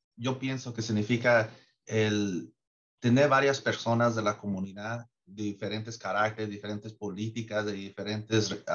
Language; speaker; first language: Spanish; early bilingual, heritage; Spanish